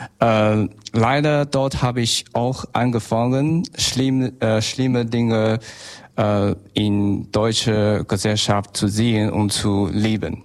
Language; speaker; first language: German; non-native, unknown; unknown